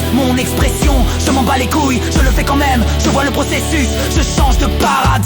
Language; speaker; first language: French; native; French